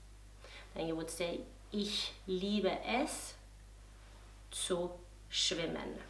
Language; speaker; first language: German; non-native, fluent; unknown